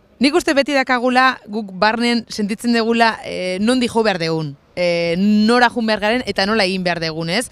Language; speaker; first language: Basque; native; Basque